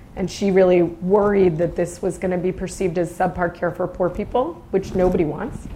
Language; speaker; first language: English; native; English